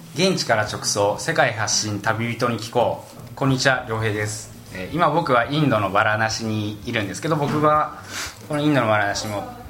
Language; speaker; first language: Japanese; native; Japanese